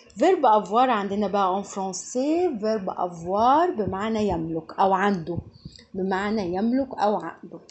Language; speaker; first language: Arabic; native; Arabic